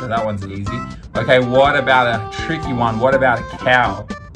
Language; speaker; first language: English; native; English